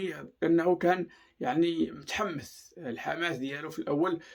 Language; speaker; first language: Arabic; native; Arabic